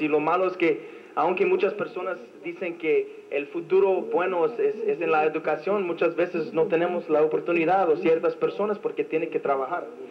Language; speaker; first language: Spanish; non-native, fluent; English